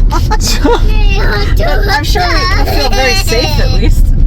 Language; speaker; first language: English; native; English